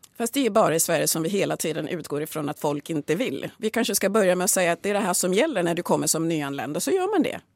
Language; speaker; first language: Swedish; early bilingual, other home language; Swahili